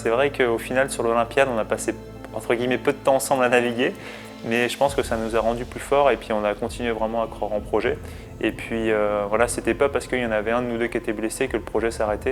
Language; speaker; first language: French; native; French